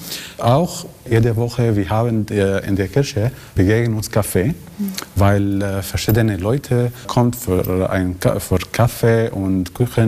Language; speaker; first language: German; non-native, learner; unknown